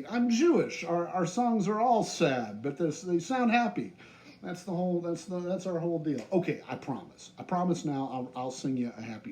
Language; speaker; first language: English; native; English